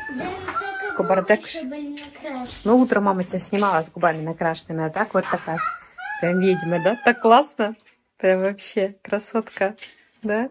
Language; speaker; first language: Russian; native; Russian